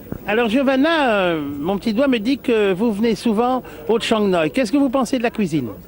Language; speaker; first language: French; native; French